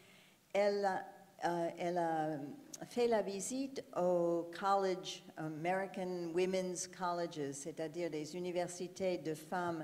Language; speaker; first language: French; non-native, fluent; English